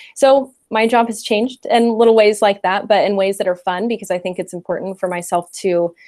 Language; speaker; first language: English; native; English